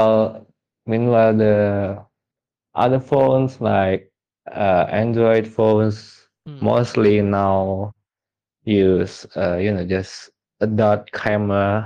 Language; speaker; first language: English; non-native, fluent; Indonesian